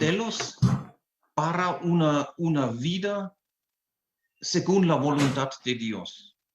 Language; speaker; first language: Spanish; non-native, fluent; German